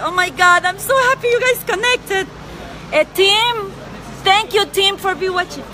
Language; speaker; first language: English; non-native, fluent; Spanish